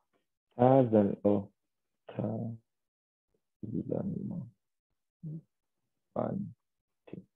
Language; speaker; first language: Chinese; non-native, learner; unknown